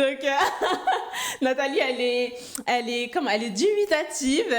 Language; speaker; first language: French; non-native, local second language; Haitian Creole